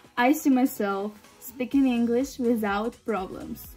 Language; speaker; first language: English; non-native, learner; Russian